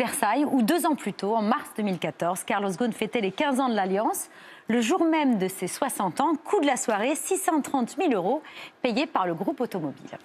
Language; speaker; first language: French; native; French